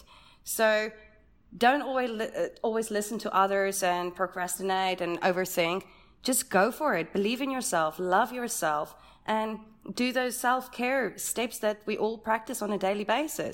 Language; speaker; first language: English; non-native, local second language; Afrikaans